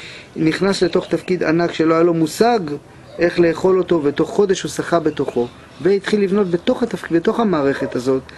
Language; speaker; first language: Hebrew; native; Hebrew